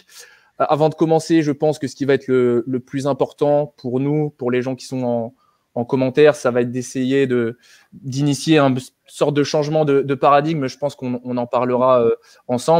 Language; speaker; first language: French; native; French